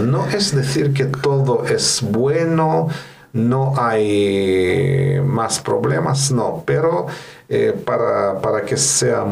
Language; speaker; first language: Spanish; non-native, fluent; Russian